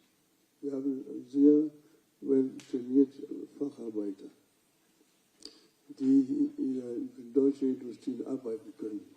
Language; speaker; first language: German; non-native, fluent; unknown